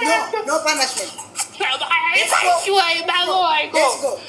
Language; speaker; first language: English; non-native, learner; Amharic